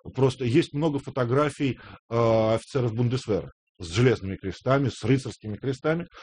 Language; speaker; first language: Russian; native; Russian